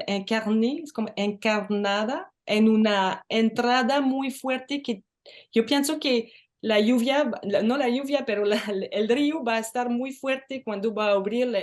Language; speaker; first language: Spanish; non-native, learner; French